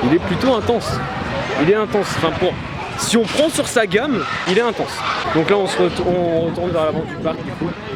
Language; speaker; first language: French; native; French